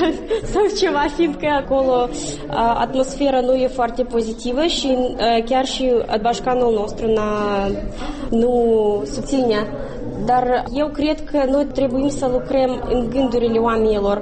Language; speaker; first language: Romanian; non-native, local second language; Gagauz